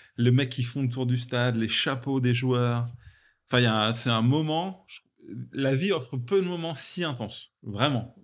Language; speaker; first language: French; native; French